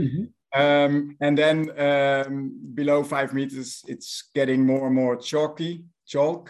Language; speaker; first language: English; non-native, fluent; Dutch